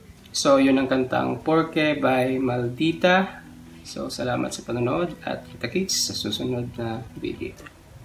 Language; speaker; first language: Filipino; native; Filipino